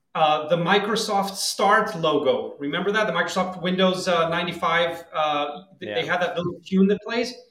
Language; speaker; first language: English; non-native, fluent; Hebrew